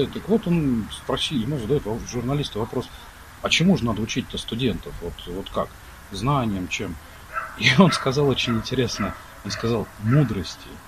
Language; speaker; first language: Russian; native; Russian